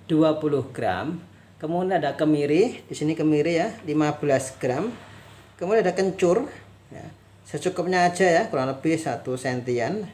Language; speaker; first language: Indonesian; native; Indonesian